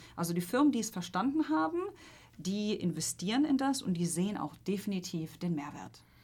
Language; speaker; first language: German; non-native, fluent; Polish